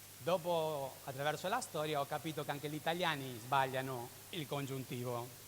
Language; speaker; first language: Italian; non-native, fluent; Spanish